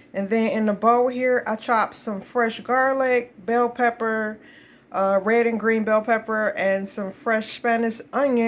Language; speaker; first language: English; native; English